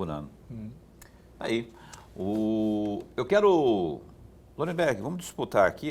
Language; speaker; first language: Portuguese; native; Portuguese